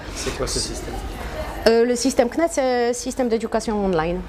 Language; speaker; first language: French; non-native, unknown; Polish